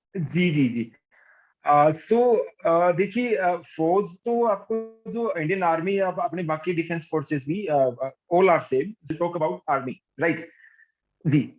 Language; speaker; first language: Hindi; native; Hindi